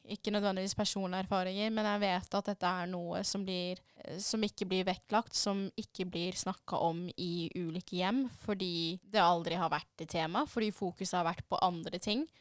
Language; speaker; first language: Norwegian; early bilingual, other home language; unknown